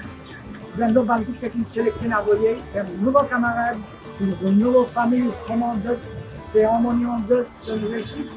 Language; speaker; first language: French; non-native, local second language; Morisyen